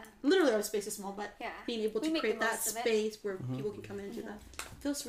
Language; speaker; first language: English; native; English